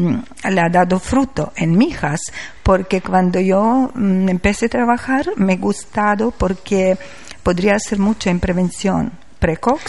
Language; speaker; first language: Spanish; non-native, learner; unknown